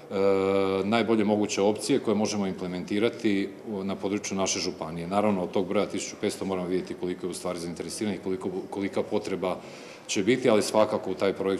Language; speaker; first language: Croatian; native; Croatian